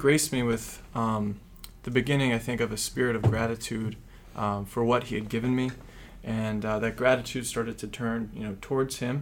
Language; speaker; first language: English; native; English